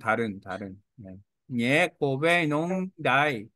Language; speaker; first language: Vietnamese; non-native, learner; Korean